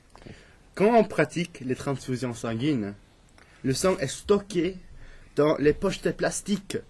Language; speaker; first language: French; non-native, learner; English